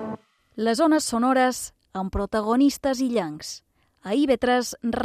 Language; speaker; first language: Catalan; native; Catalan